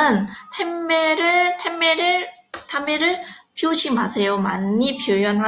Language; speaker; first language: Korean; non-native, fluent; Vietnamese